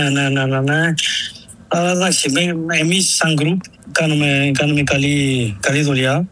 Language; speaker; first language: Greek; non-native, learner; Spanish